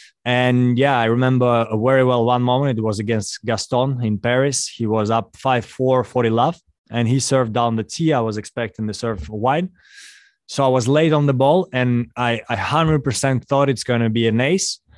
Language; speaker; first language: English; non-native, fluent; Russian